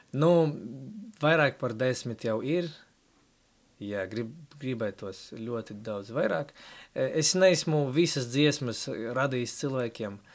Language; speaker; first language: Latvian; non-native, local second language; Russian